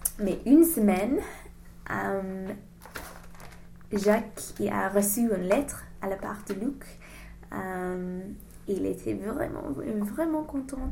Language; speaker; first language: French; non-native, learner; English